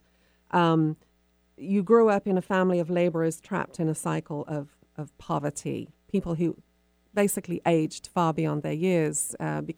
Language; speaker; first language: English; native; English